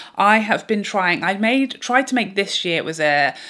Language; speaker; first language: English; native; English